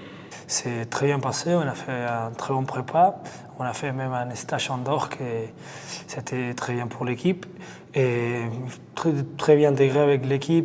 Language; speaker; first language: French; non-native, fluent; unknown